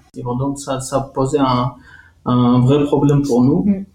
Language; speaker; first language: French; non-native, fluent; Arabic